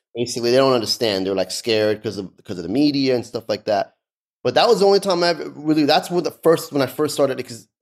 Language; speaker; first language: English; early bilingual, other home language; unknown